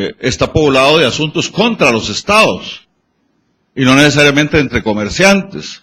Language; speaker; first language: Spanish; native; Spanish